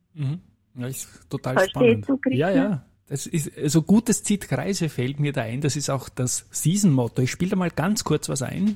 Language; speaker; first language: German; native; German